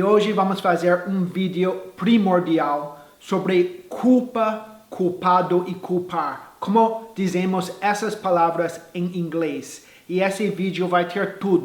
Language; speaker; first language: Portuguese; non-native, fluent; English